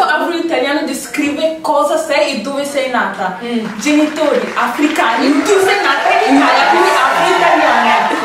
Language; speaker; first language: Italian; early bilingual, other home language; English